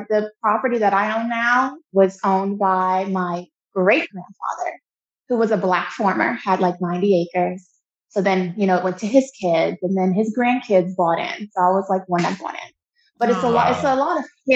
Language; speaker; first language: English; native; English